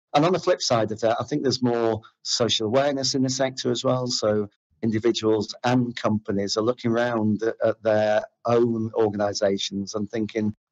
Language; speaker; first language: English; native; English